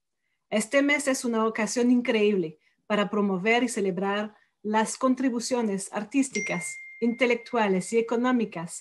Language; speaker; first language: Spanish; non-native, fluent; French